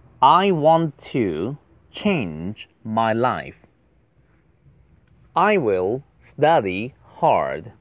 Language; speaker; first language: English; non-native, fluent; Chinese